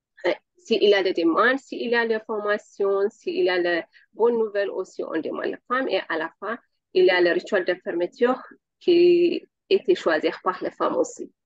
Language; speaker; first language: French; non-native, learner; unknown